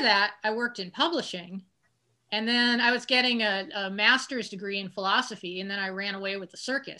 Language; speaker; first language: English; native; English